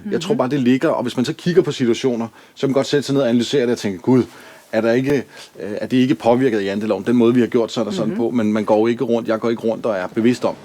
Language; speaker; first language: Danish; native; Danish